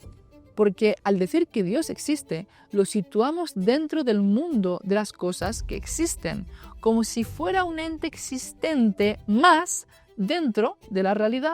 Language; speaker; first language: Spanish; native; Spanish